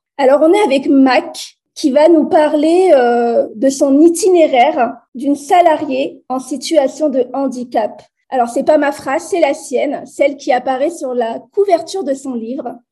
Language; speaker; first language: French; native; French